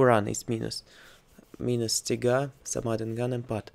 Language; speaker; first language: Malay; non-native, learner; Russian